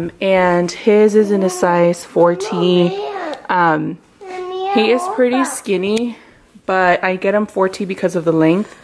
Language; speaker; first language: English; early bilingual, other home language; Spanish